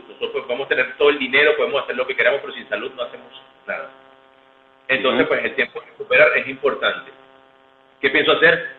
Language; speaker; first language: Spanish; native; Spanish